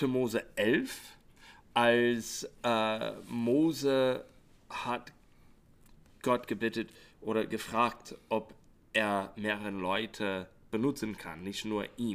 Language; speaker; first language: German; non-native, fluent; English